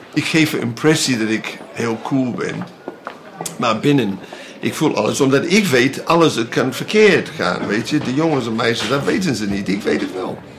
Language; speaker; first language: Dutch; non-native, fluent; English